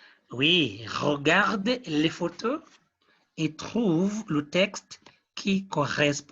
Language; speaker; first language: French; non-native, fluent; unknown